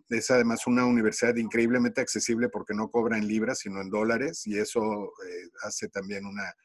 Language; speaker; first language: Spanish; native; Spanish